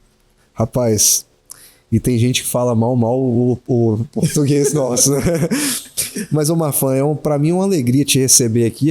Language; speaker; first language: Portuguese; native; Portuguese